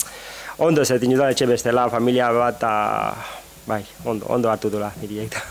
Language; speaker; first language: Basque; non-native, learner; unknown